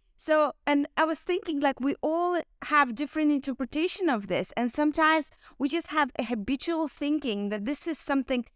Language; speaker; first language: English; non-native, fluent; Ukrainian